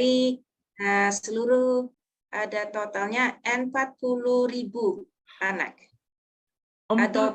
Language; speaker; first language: Indonesian; non-native, learner; Dutch